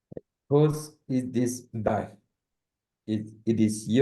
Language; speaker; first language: English; non-native, learner; Spanish